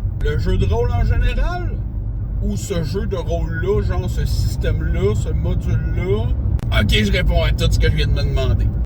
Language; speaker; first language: French; native; French